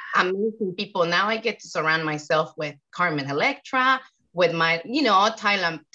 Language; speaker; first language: English; non-native, fluent; Spanish